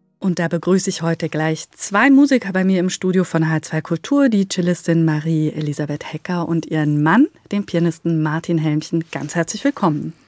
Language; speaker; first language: German; native; German